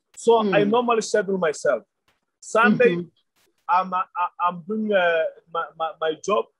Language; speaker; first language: English; non-native, local second language; Luyia